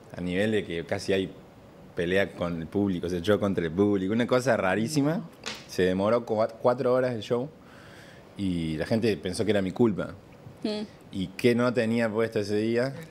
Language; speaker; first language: Spanish; native; Spanish